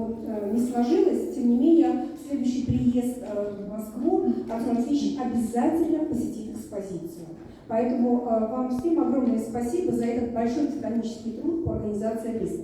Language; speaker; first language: Russian; native; Russian